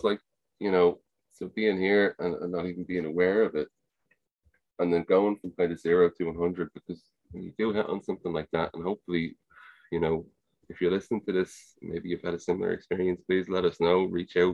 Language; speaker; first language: English; native; English